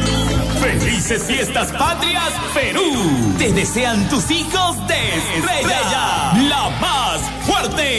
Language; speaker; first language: Spanish; native; Spanish